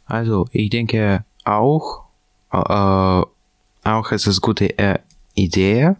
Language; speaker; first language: German; non-native, learner; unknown